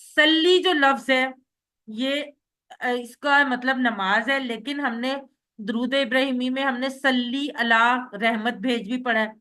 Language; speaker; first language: Urdu; native; Urdu